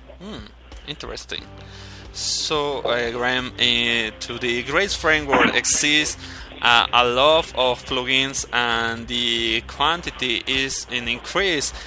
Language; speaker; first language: English; non-native, learner; Spanish